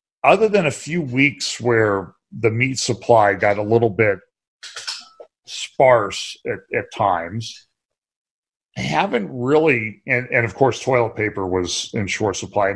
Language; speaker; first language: English; native; English